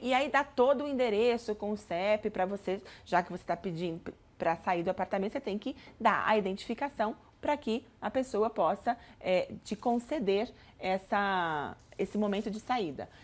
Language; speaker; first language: Portuguese; native; Portuguese